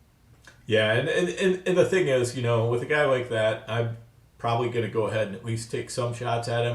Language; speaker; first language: English; native; English